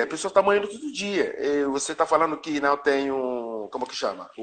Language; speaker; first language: Portuguese; non-native, learner; Yoruba